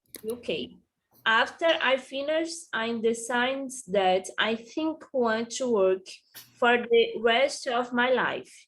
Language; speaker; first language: English; non-native, learner; Portuguese